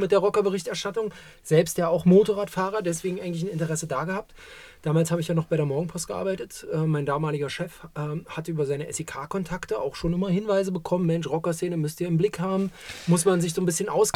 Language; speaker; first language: German; native; German